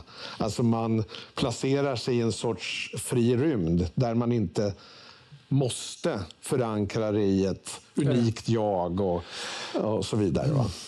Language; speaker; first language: Swedish; native; Swedish